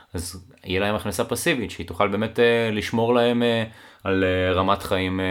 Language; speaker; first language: Hebrew; native; Hebrew